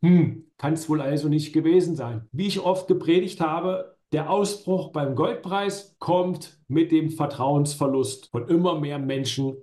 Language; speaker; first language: German; native; German